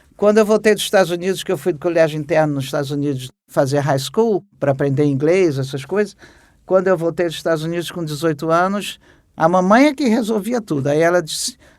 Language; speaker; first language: Portuguese; native; Portuguese